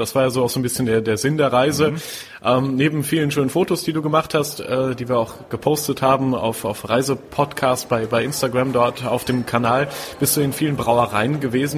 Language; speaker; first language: German; native; German